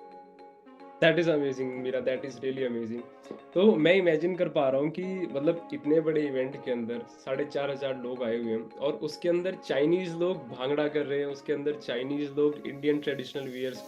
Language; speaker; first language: Hindi; native; Hindi